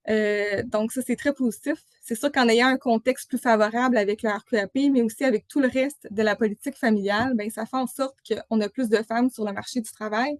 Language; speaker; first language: French; native; French